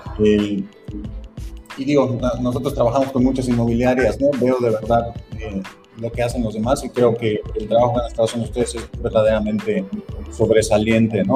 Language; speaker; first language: Spanish; native; Spanish